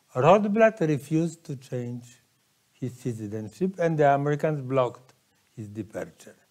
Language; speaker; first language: English; non-native, fluent; Polish